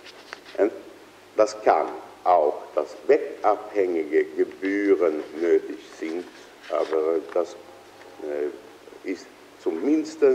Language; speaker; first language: German; non-native, fluent; Swedish